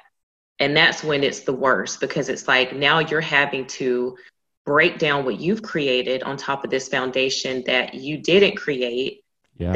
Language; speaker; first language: English; native; English